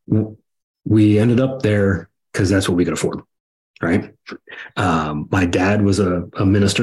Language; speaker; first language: English; native; English